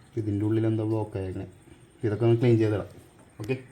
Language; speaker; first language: Malayalam; native; Malayalam